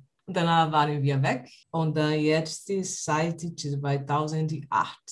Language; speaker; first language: German; non-native, learner; Portuguese